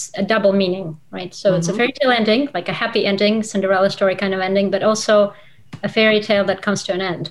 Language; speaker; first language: English; non-native, fluent; Russian